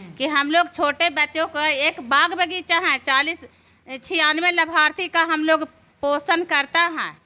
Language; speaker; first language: Hindi; native; Hindi